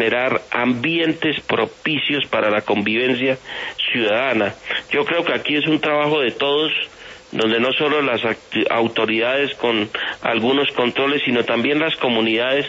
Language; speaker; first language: Spanish; native; Spanish